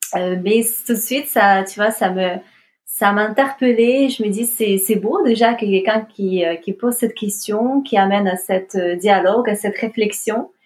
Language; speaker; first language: French; non-native, fluent; Russian